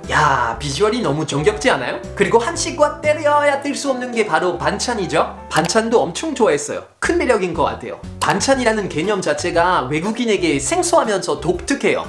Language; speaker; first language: Korean; non-native, fluent; French